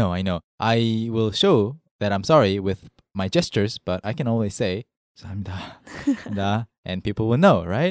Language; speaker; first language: English; non-native, fluent; Korean